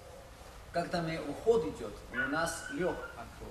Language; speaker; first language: Russian; non-native, learner; Chinese